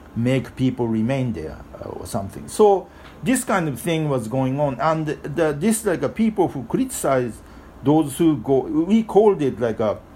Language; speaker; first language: English; non-native, fluent; Japanese